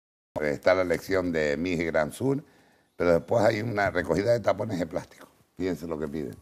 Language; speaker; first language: Spanish; native; Spanish